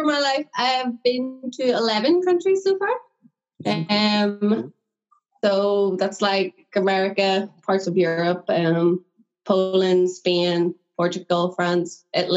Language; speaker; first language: English; native; English